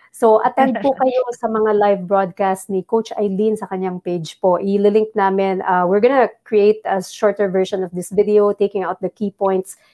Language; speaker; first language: Filipino; non-native, local second language; Bikol